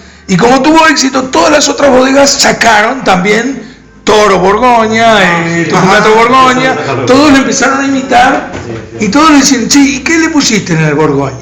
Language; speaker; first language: Spanish; native; Spanish